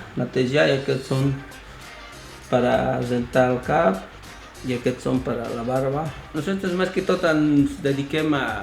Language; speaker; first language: Catalan; non-native, fluent; Spanish